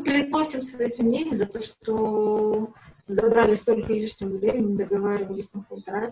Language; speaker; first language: Russian; native; Russian